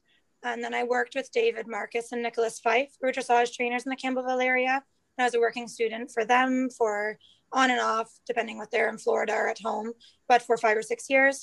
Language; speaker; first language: English; native; English